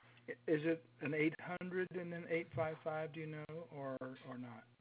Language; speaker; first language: English; native; English